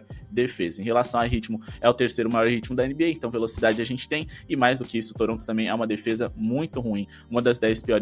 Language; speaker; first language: Portuguese; native; Portuguese